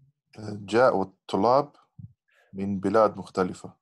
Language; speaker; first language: Arabic; non-native, learner; English